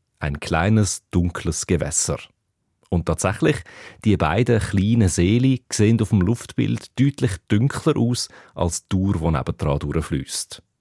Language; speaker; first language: German; native; German